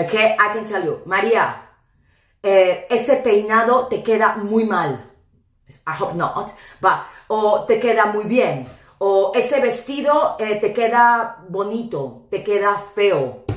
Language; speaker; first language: Spanish; non-native, fluent; English